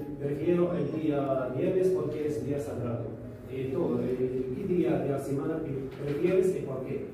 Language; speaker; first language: Spanish; non-native, learner; Arabic